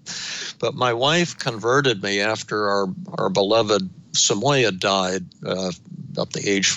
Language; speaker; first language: English; native; English